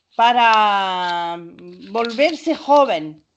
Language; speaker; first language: Spanish; non-native, fluent; French